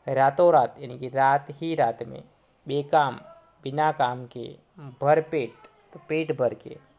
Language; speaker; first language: Hindi; non-native, local second language; Gujarati